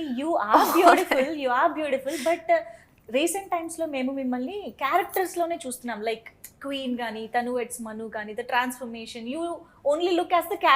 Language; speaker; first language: Telugu; native; Telugu